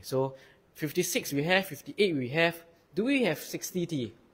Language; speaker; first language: English; non-native, local second language; Chinese